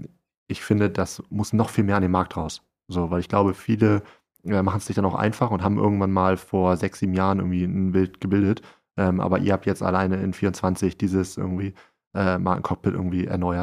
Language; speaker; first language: German; native; German